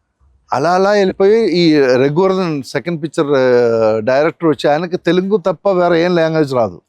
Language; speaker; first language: Telugu; non-native, local second language; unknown